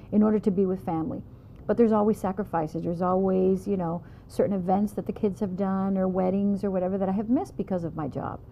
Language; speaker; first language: English; native; English